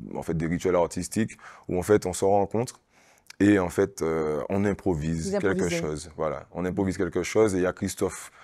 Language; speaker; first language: French; native; French